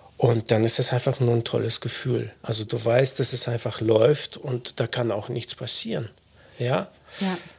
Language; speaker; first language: German; non-native, fluent; Russian